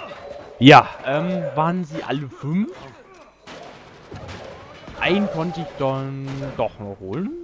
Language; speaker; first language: German; native; German